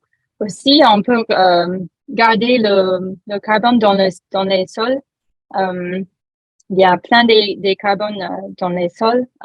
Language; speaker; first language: French; non-native, learner; English